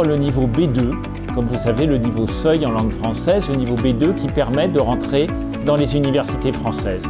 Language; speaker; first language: French; native; French